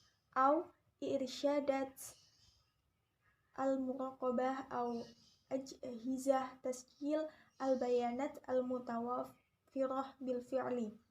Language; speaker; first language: Arabic; non-native, learner; Indonesian